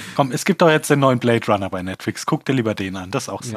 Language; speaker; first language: German; native; German